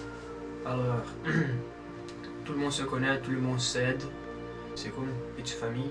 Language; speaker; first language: French; non-native, fluent; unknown